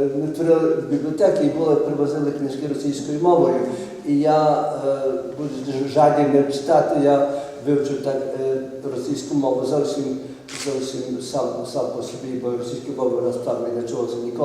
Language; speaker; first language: Ukrainian; early bilingual, heritage; Ukrainian